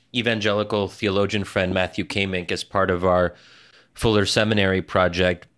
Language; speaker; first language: English; early bilingual, other home language; Arabic